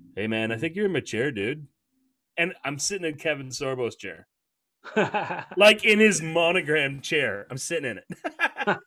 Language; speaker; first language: English; native; English